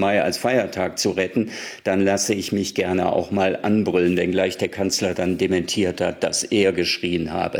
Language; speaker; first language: German; native; German